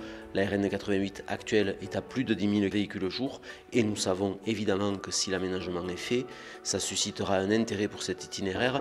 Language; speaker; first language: French; native; French